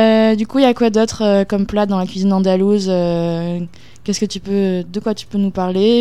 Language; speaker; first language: French; native; French